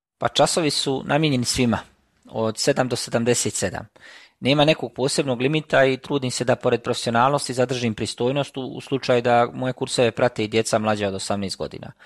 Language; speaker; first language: Croatian; native; Croatian